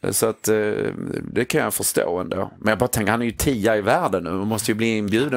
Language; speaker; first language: Swedish; native; Swedish